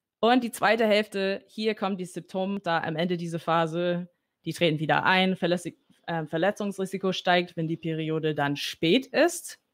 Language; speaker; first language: German; non-native, fluent; English